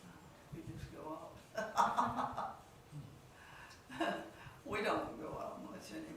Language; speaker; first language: English; native; English